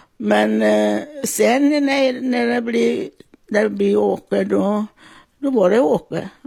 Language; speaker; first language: Swedish; non-native, fluent; Italian